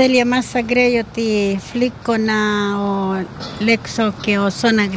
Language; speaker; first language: Swedish; non-native, learner; Spanish